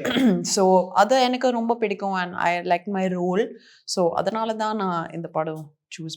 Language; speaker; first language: Tamil; non-native, learner; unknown